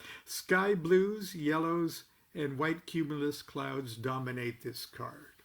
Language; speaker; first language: English; native; English